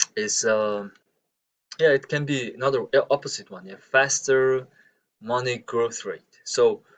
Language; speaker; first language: English; non-native, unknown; Mongolian